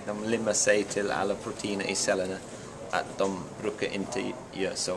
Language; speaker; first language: Swedish; non-native, learner; English